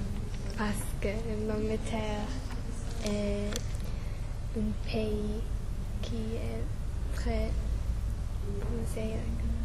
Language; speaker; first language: French; non-native, learner; English